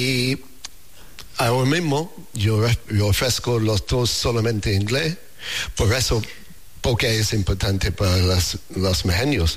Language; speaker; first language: Spanish; non-native, learner; English